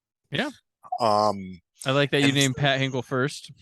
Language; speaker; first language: English; native; English